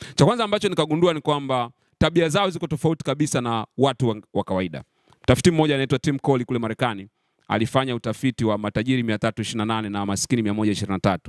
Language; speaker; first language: Swahili; native; Swahili